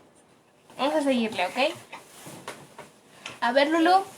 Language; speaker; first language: Spanish; native; Spanish